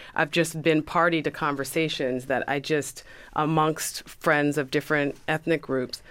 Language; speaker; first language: English; early bilingual, other home language; Yoruba